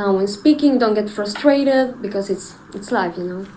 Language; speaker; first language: English; non-native, fluent; Spanish